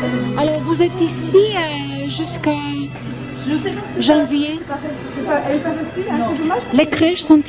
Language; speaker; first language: French; non-native, fluent; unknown